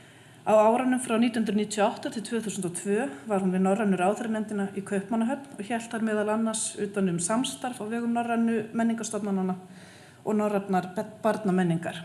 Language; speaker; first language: Icelandic; native; Icelandic